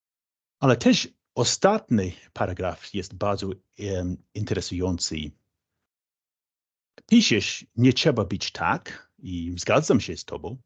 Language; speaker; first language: Polish; non-native, fluent; English